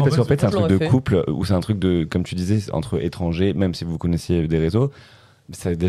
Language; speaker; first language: French; native; French